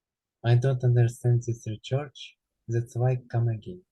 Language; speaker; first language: English; non-native, learner; Ukrainian